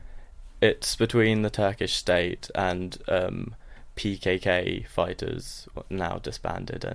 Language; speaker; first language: English; native; English